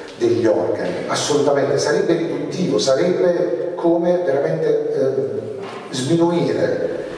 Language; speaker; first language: Italian; native; Italian